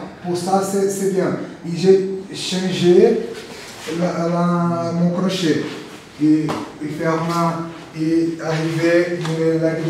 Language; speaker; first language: French; non-native, learner; Portuguese